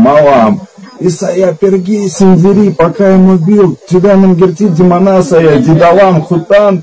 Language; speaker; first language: Indonesian; non-native, learner; Russian